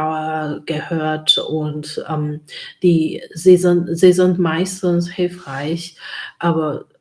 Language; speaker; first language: German; non-native, learner; Chinese